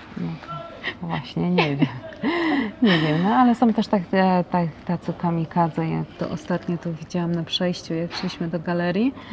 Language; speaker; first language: Polish; native; Polish